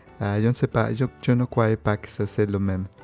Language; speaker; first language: French; non-native, learner; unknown